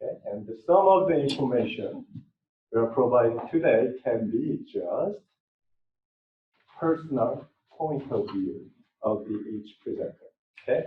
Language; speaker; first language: English; non-native, fluent; Korean